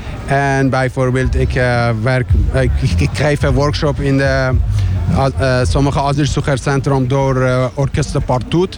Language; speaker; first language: Dutch; non-native, learner; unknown